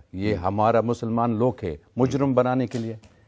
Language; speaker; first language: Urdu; non-native, learner; Arabic